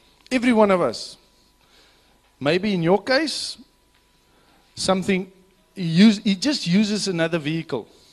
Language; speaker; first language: English; non-native, local second language; Afrikaans